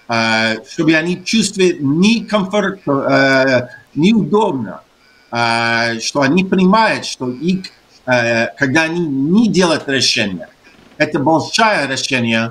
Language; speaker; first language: Russian; non-native, fluent; English